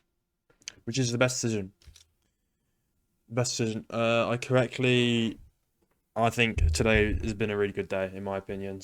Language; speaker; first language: English; native; English